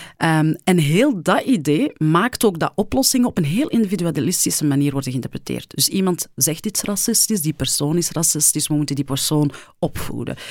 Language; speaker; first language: Dutch; early bilingual, other home language; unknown